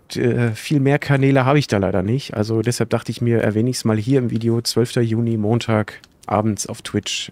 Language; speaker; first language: German; native; German